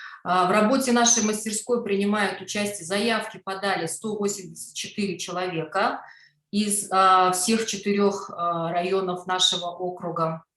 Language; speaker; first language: Russian; native; Russian